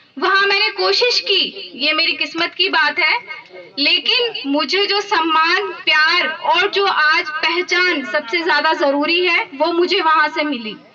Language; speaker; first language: Hindi; native; Hindi